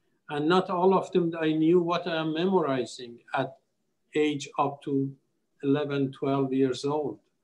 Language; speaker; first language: English; non-native, fluent; Persian